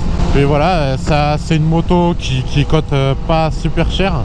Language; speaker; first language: French; native; French